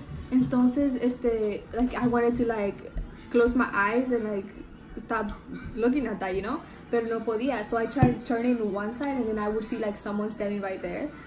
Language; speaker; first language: English; early bilingual, other home language; Spanish